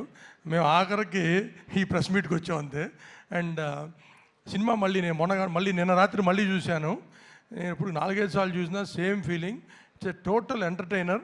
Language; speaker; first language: Telugu; native; Telugu